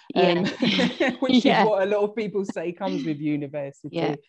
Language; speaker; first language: English; native; English